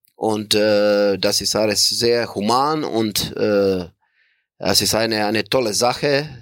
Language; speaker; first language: German; non-native, fluent; Croatian